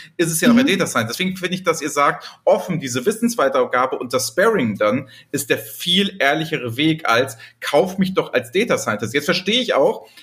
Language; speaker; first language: German; native; German